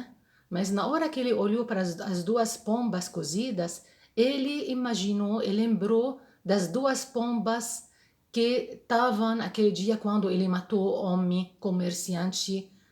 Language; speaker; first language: Portuguese; non-native, fluent; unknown